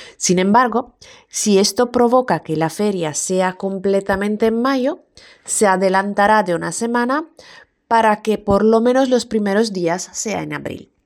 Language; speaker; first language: Spanish; non-native, fluent; Italian